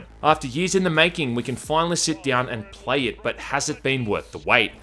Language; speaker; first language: English; native; English